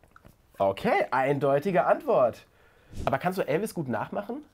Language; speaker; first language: German; native; German